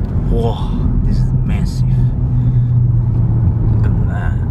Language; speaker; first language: English; non-native, fluent; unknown